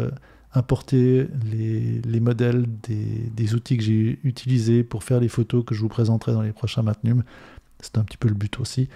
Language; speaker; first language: French; native; French